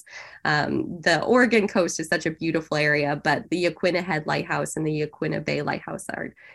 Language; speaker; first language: English; native; English